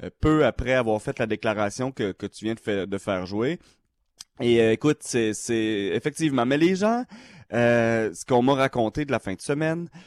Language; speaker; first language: French; native; French